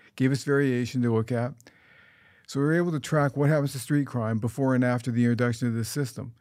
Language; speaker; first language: English; native; English